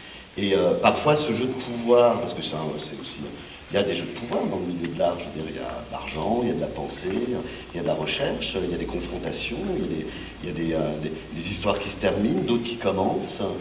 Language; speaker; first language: French; native; French